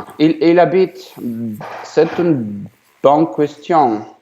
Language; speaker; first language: French; non-native, learner; Ukrainian